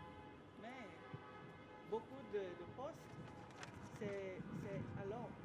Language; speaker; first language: French; non-native, learner; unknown